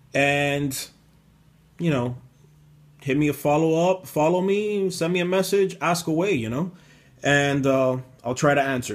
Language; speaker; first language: English; native; English